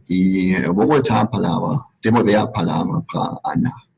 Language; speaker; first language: Portuguese; non-native, fluent; German